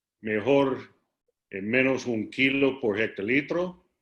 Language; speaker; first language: Spanish; non-native, learner; English